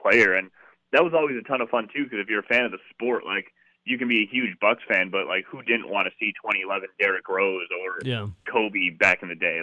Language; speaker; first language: English; native; English